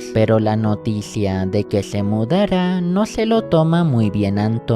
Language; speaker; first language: Spanish; native; Spanish